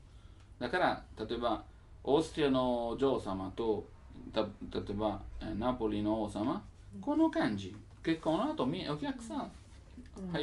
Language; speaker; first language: Japanese; non-native, learner; Italian